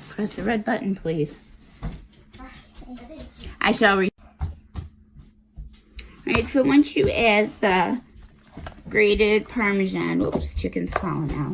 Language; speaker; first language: English; native; English